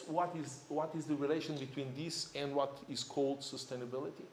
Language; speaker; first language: English; non-native, fluent; Portuguese